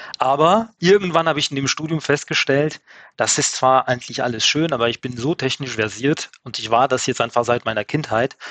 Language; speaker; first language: German; non-native, fluent; French